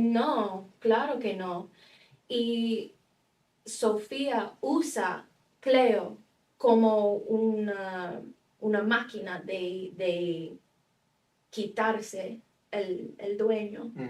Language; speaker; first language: Spanish; non-native, fluent; English